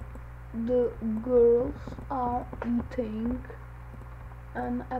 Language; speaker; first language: English; non-native, learner; Czech